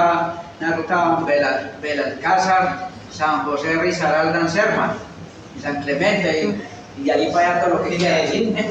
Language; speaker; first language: Spanish; native; Spanish